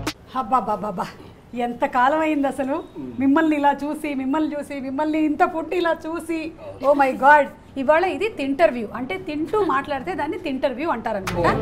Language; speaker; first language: Telugu; native; Telugu